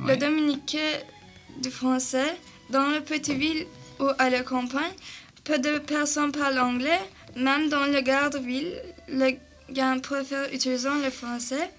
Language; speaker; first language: French; non-native, learner; Turkish